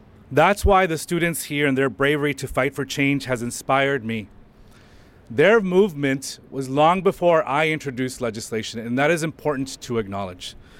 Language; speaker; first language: English; early bilingual, other home language; Spanish